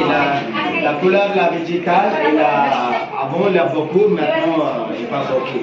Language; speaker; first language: French; non-native, learner; Tamil